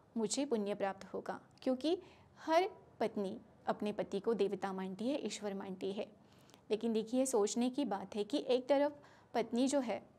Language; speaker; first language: Hindi; non-native, local second language; Marathi